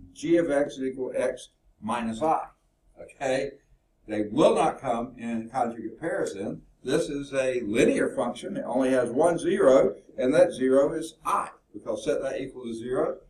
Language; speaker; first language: English; native; English